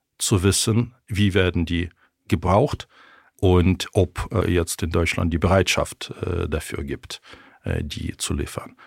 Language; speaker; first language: German; non-native, fluent; Ukrainian